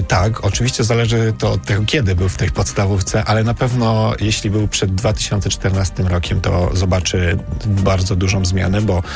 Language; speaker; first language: Polish; native; Polish